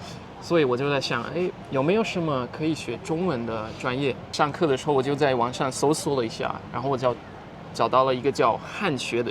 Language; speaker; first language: Chinese; non-native, fluent; Dutch